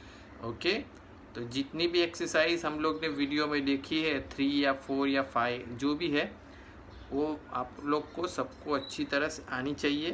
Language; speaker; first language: Hindi; native; Hindi